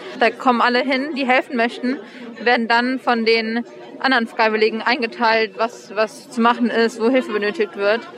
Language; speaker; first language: German; native; German